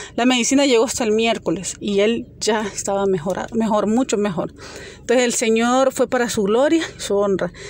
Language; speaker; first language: Spanish; native; Spanish